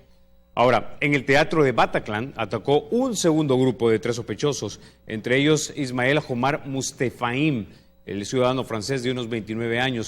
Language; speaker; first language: Spanish; native; Spanish